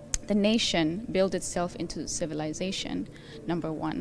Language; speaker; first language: English; non-native, local second language; Arabic